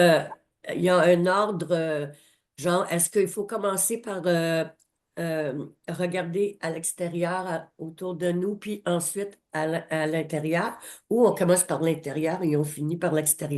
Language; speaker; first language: French; native; French